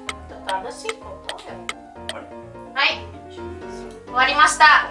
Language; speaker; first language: Japanese; non-native, fluent; Indonesian